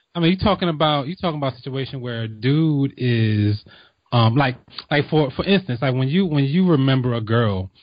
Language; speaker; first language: English; native; English